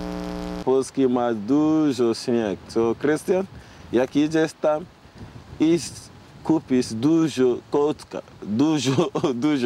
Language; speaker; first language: Polish; non-native, learner; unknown